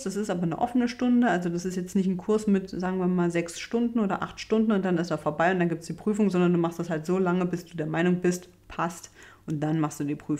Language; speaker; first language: German; native; German